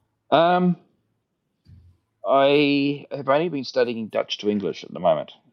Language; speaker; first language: English; native; English